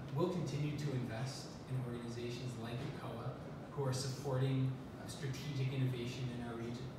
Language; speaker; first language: English; native; English